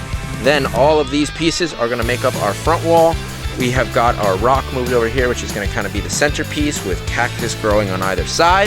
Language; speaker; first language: English; native; English